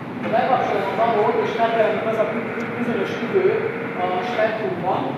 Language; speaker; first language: Hungarian; native; Hungarian